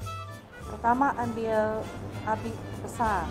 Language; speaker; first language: Indonesian; non-native, fluent; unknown